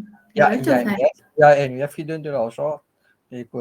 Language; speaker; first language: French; non-native, local second language; Morisyen